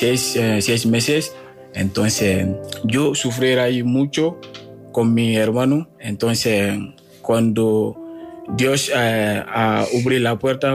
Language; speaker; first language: Spanish; non-native, learner; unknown